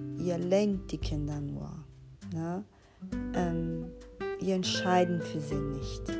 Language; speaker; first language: German; non-native, fluent; Portuguese